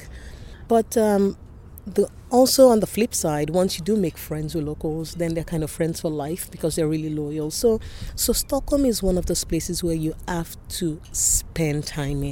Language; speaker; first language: English; non-native, local second language; Yoruba